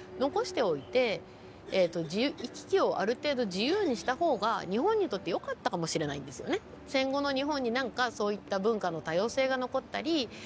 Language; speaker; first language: Japanese; native; Japanese